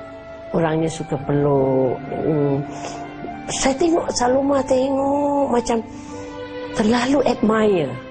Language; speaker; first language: Malay; native; Malay